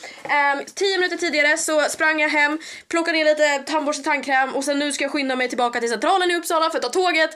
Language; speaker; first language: Swedish; native; Swedish